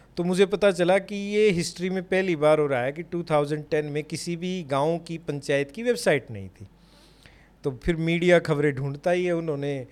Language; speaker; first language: Hindi; native; Hindi